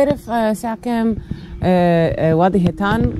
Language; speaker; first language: Arabic; non-native, learner; English